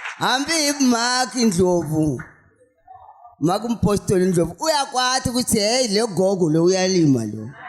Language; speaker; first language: Zulu; non-native, local second language; Swati